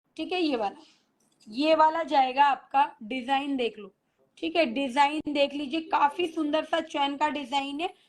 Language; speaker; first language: Hindi; native; Hindi